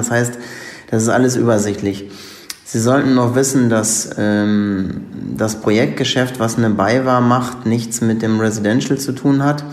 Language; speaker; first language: German; native; German